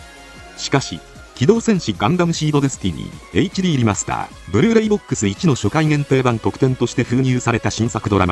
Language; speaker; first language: Japanese; native; Japanese